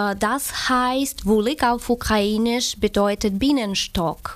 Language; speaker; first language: German; non-native, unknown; Ukrainian